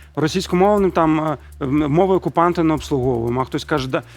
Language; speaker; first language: Ukrainian; non-native, local second language; Russian